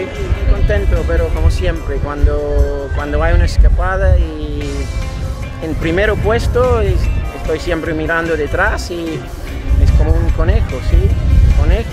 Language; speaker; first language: Spanish; non-native, learner; English